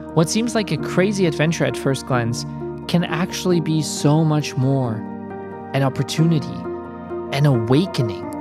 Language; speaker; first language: English; non-native, fluent; German